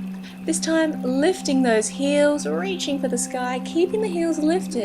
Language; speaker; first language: English; native; English